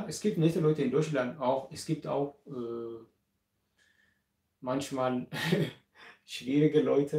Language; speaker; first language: German; non-native, fluent; Amharic